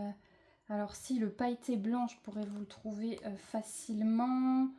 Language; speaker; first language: French; native; French